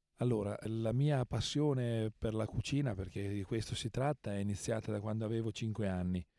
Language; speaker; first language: Italian; native; Italian